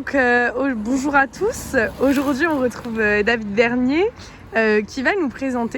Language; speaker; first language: French; native; French